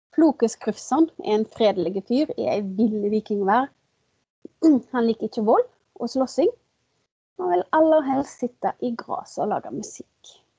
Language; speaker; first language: Norwegian; native; Norwegian